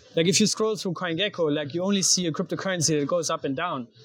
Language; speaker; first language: English; non-native, fluent; German